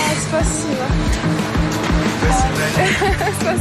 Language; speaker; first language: Russian; early bilingual, heritage; French